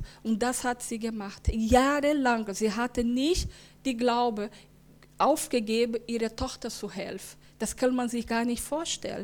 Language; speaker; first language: German; non-native, learner; Portuguese